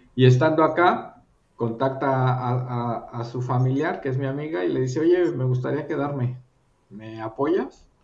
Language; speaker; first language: Spanish; native; Spanish